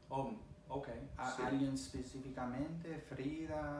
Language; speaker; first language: Spanish; early bilingual, other home language; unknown